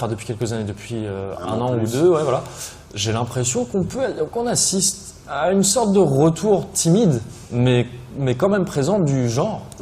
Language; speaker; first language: French; native; French